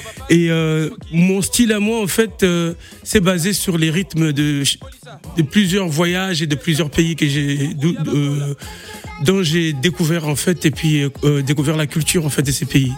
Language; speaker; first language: French; non-native, local second language; Lingala